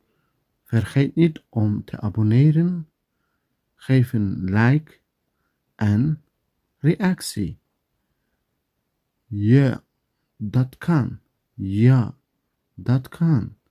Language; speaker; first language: Dutch; non-native, learner; Turkish